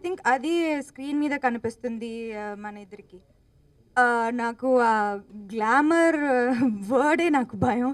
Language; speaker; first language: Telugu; non-native, local second language; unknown